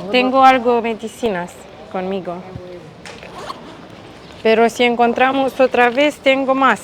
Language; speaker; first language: Spanish; non-native, learner; Romanian